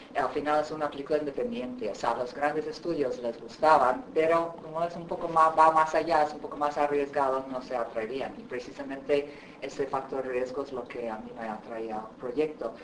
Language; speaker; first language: Spanish; native; Spanish